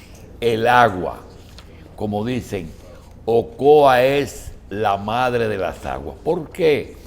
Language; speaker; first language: Spanish; native; Spanish